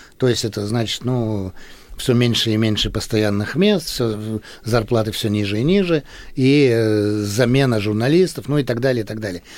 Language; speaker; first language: Russian; early bilingual, heritage; Russian